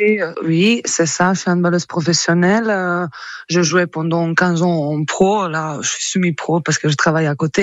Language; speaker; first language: French; non-native, fluent; Croatian